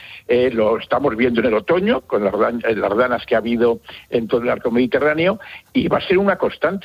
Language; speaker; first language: Spanish; native; Spanish